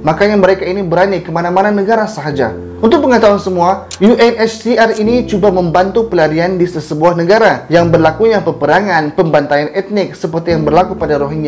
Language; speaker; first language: Malay; native; Malay